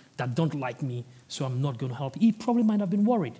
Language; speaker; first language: English; non-native, local second language; Yoruba